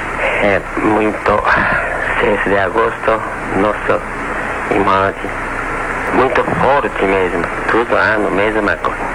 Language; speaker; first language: Portuguese; non-native, learner; Japanese